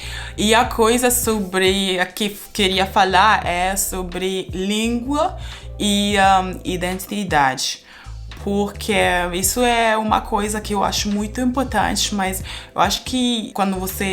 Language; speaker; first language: Portuguese; non-native, fluent; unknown